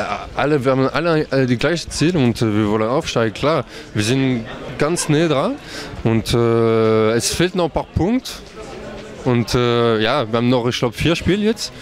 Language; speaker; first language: German; non-native, fluent; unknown